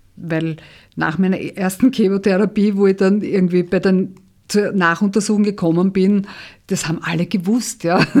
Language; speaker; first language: German; native; German